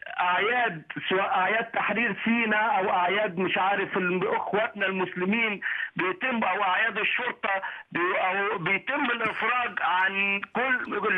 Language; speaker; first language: Arabic; native; Arabic